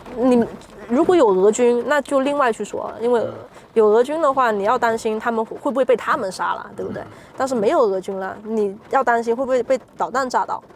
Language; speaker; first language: Chinese; native; Chinese